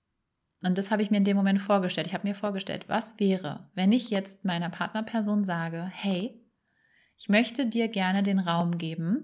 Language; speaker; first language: German; native; German